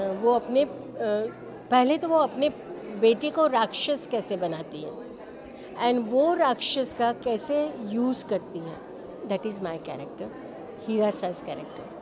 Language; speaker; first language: Hindi; non-native, local second language; Gujarati